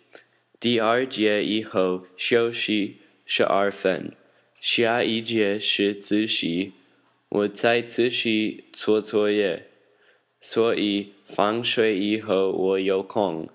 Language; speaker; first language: Chinese; non-native, learner; English